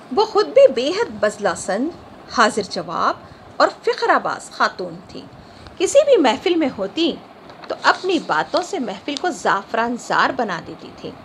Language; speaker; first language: Urdu; native; Urdu